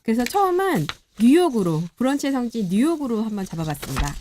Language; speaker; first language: Korean; native; Korean